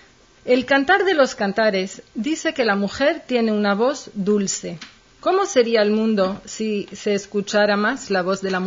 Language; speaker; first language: Spanish; native; Spanish